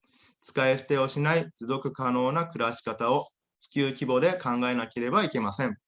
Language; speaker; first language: Japanese; native; Japanese